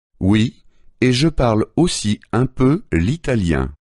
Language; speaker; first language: French; native; French